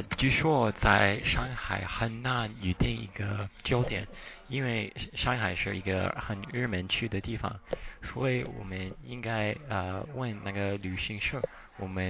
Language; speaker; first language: Chinese; non-native, fluent; English